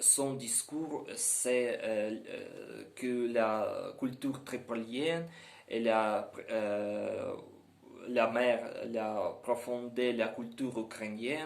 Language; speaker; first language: French; non-native, learner; Ukrainian